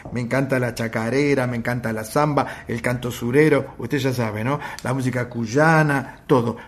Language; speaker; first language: Spanish; native; Spanish